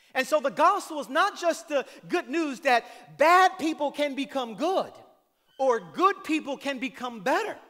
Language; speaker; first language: English; native; English